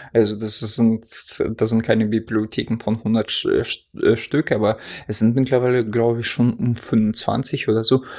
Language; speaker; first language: German; non-native, fluent; Russian